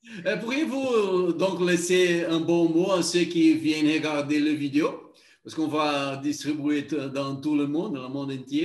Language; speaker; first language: French; non-native, learner; Portuguese